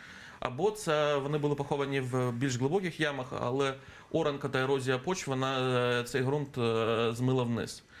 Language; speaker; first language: Ukrainian; native; Ukrainian